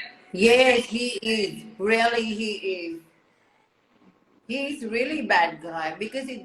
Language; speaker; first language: English; non-native, learner; Hindi